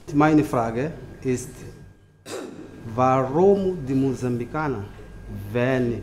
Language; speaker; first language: German; non-native, learner; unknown